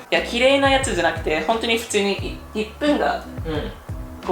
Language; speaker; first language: Japanese; non-native, fluent; English